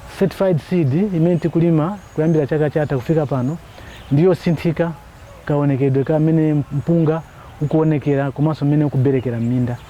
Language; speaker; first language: Nyanja; non-native, local second language; Tumbuka